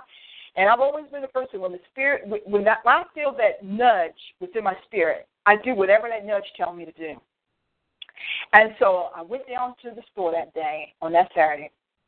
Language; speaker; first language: English; native; English